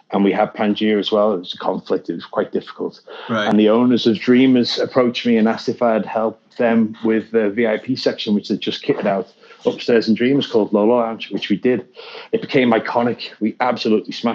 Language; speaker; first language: English; native; English